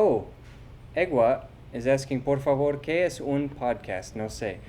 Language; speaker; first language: Spanish; non-native, fluent; English